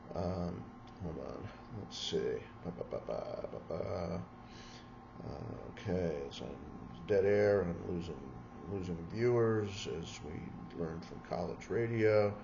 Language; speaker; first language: English; native; English